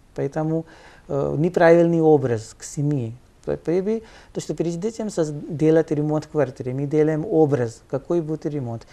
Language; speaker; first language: Russian; non-native, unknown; Punjabi